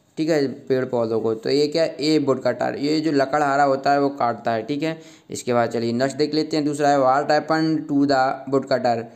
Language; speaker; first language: Hindi; native; Hindi